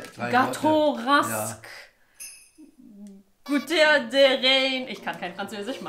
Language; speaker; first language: German; native; German